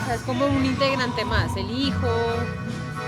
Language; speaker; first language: Spanish; native; Spanish